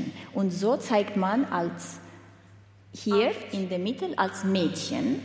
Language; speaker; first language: German; non-native, learner; Armenian